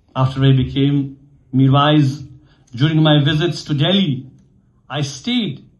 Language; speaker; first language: English; non-native, local second language; Urdu